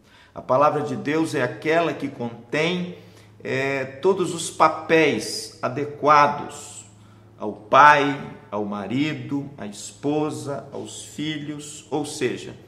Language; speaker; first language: Portuguese; native; Portuguese